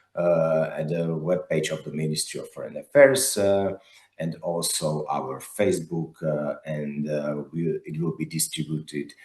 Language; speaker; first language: English; non-native, fluent; Slovak